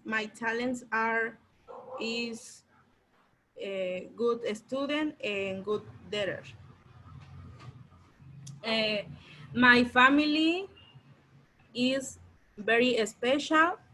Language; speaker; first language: English; non-native, learner; Spanish